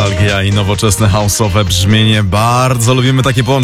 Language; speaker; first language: Polish; native; Polish